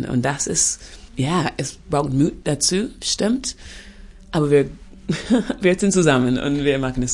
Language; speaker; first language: German; non-native, fluent; English